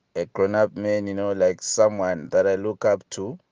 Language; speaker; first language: English; non-native, local second language; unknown